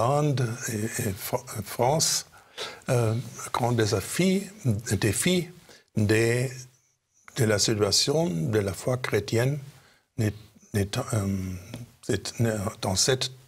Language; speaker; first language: French; non-native, fluent; German